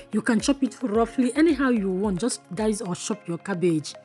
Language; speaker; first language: English; non-native, local second language; Igbo